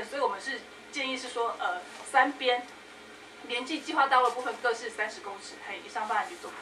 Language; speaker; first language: Chinese; native; Chinese